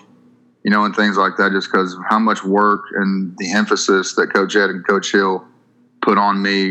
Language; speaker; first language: English; native; English